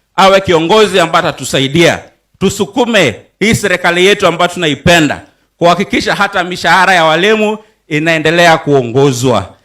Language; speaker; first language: Swahili; non-native, local second language; Luyia